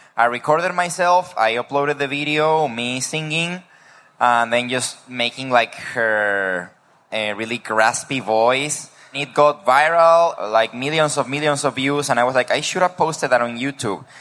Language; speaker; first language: English; non-native, fluent; Spanish